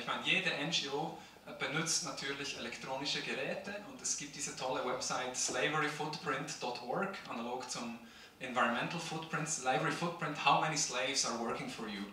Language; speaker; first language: German; native; German